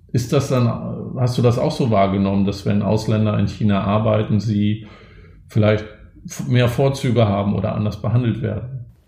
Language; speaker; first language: German; native; German